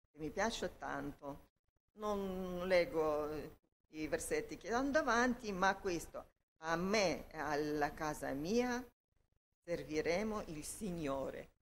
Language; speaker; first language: Italian; non-native, learner; Ukrainian